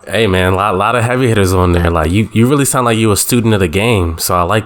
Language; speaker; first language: English; native; English